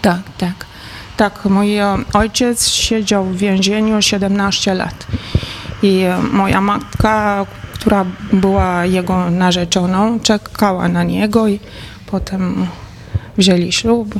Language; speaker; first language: Polish; non-native, fluent; Romanian